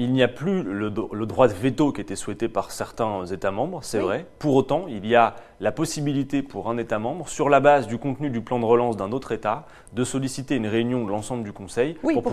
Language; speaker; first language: French; native; French